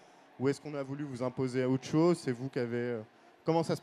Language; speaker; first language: French; native; French